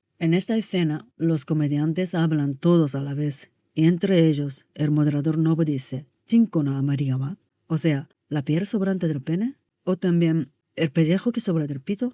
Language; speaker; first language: Spanish; non-native, fluent; Japanese